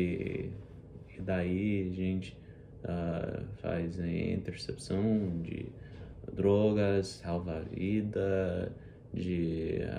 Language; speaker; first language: Portuguese; early bilingual, heritage; English